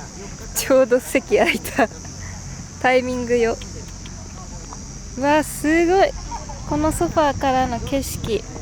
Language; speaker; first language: Japanese; native; Japanese